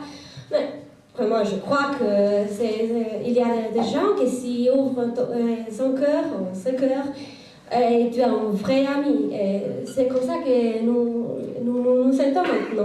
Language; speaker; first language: French; non-native, fluent; Spanish